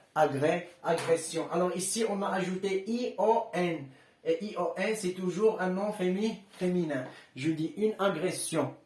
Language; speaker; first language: French; non-native, local second language; Arabic